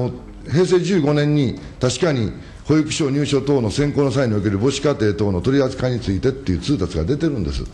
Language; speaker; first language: Japanese; native; Japanese